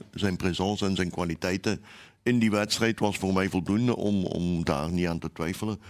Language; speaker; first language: Dutch; native; Dutch